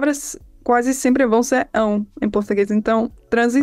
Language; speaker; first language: Portuguese; non-native, fluent; English